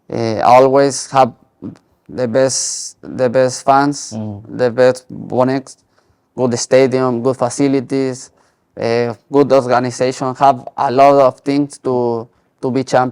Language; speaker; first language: English; non-native, learner; Spanish